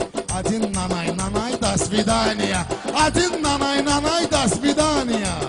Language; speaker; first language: Russian; non-native, learner; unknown